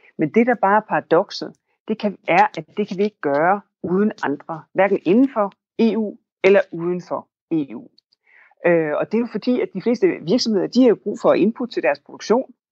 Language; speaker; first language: Danish; native; Danish